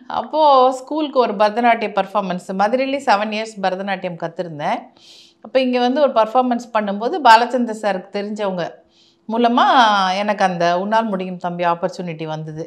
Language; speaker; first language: Tamil; native; Tamil